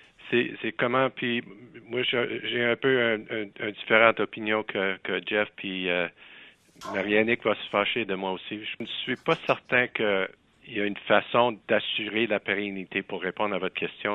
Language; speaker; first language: French; native; French